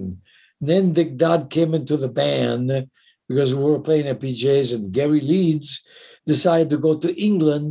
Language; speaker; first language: English; non-native, fluent; Italian